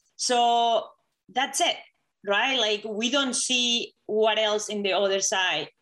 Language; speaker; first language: English; non-native, fluent; Spanish